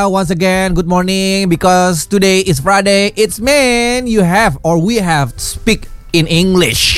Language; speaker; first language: English; non-native, learner; Indonesian